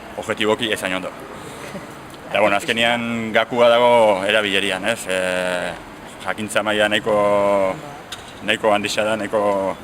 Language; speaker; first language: Basque; native; Basque